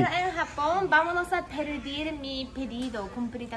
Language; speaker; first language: Spanish; non-native, learner; Japanese